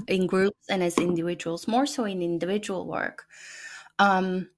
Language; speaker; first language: English; non-native, fluent; Turkish